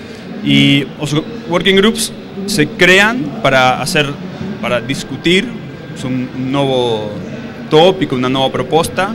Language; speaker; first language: Portuguese; non-native, learner; Spanish